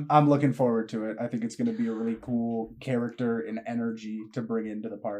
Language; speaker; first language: English; native; English